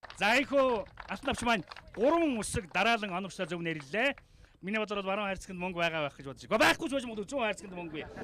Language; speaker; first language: Mongolian; native; Mongolian